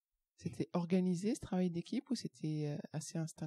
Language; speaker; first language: French; native; French